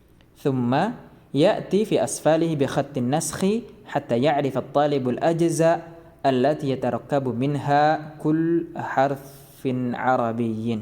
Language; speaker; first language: Arabic; non-native, fluent; Indonesian